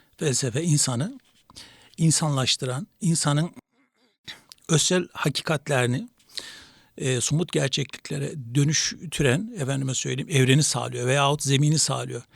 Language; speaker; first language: Turkish; native; Turkish